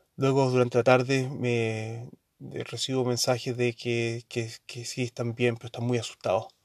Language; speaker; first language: Spanish; early bilingual, heritage; Spanish